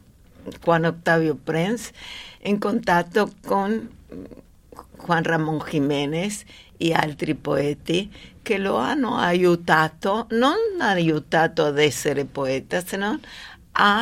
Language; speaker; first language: Italian; non-native, fluent; Spanish